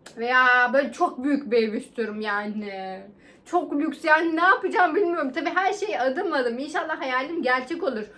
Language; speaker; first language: Turkish; native; Turkish